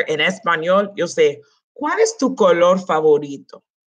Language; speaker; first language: Spanish; early bilingual, heritage; Spanish